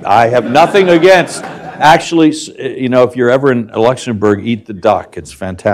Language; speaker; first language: English; native; English